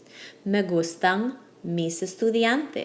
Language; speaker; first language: Spanish; non-native, fluent; English